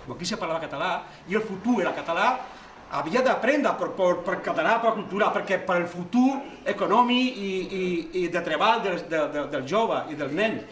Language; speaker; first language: Catalan; non-native, local second language; Spanish